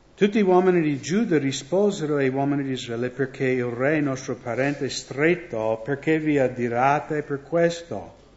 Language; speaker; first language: Italian; non-native, fluent; English